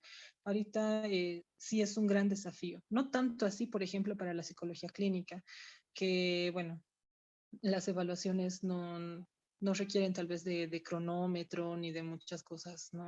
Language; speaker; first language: Spanish; native; Spanish